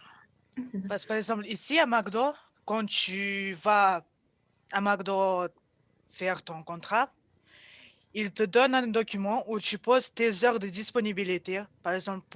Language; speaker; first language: French; non-native, fluent; Russian